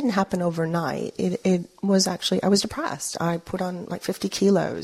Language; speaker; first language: English; early bilingual, other home language; Spanish